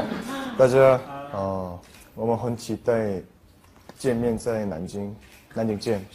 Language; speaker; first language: Chinese; non-native, learner; Korean